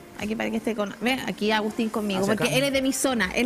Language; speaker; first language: Spanish; native; Spanish